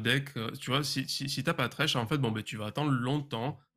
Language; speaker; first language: French; native; French